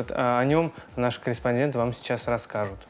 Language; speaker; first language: Russian; native; Russian